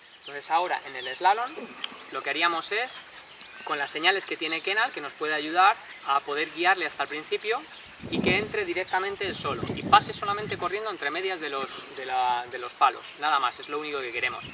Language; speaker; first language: Spanish; native; Spanish